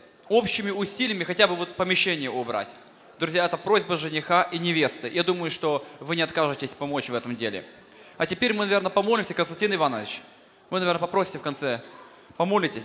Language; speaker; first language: Russian; native; Russian